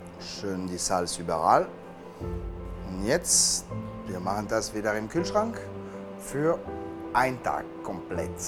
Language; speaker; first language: German; non-native, learner; French